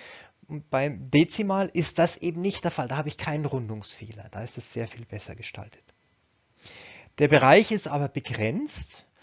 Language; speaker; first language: German; native; German